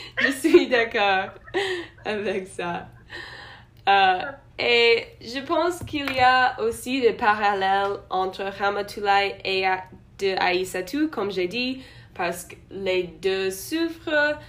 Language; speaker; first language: French; non-native, learner; English